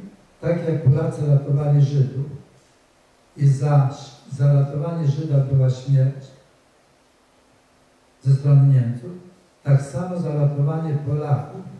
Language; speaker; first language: Polish; native; Polish